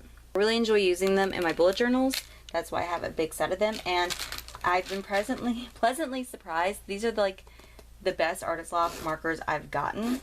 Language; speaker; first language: English; native; English